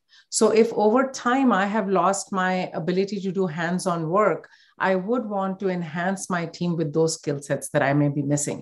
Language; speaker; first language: English; non-native, local second language; Hindi